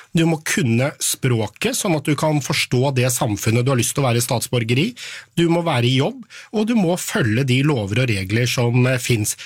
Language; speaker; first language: Norwegian; native; Norwegian